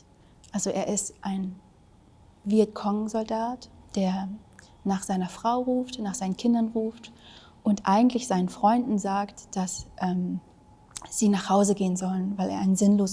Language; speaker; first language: German; early bilingual, other home language; Vietnamese